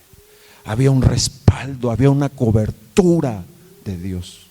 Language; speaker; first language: Spanish; native; Spanish